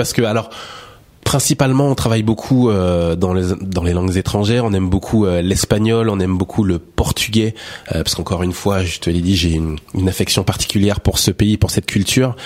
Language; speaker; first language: French; native; French